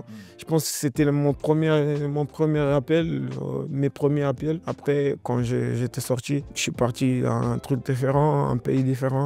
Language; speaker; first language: French; non-native, learner; Portuguese